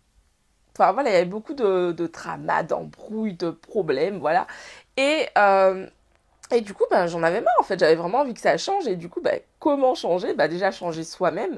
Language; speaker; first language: French; native; French